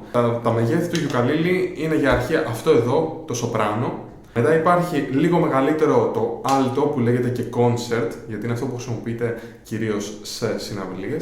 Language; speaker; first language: Greek; native; Greek